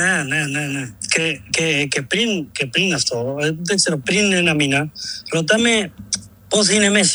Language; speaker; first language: Greek; non-native, learner; Spanish